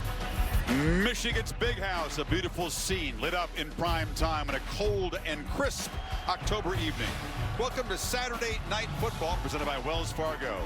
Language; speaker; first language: English; native; English